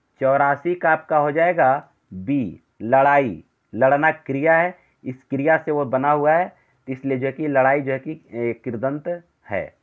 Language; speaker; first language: Hindi; native; Hindi